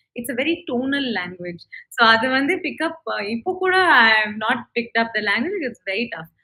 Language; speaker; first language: English; non-native, local second language; Tamil